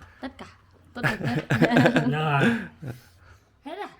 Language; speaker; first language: Vietnamese; non-native, learner; Korean